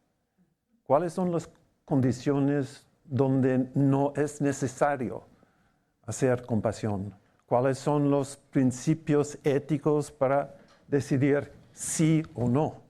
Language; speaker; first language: Spanish; non-native, fluent; English